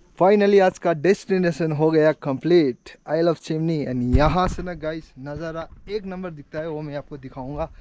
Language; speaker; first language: Hindi; non-native, local second language; Nepali